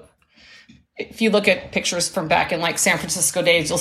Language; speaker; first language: English; native; English